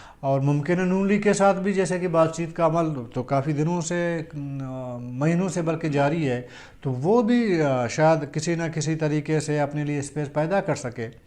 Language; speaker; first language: Urdu; non-native, local second language; Baluchi